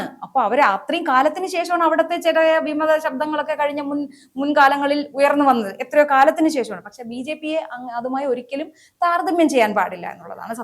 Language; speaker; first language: Malayalam; native; Malayalam